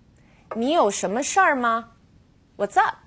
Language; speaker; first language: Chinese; non-native, fluent; English